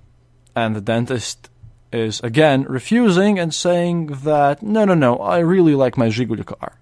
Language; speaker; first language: English; non-native, fluent; Latvian